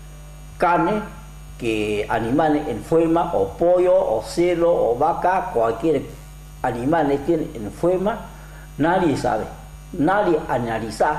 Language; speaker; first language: Spanish; non-native, learner; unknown